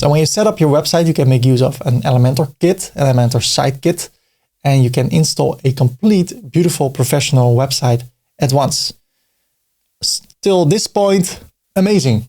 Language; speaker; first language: English; non-native, fluent; Dutch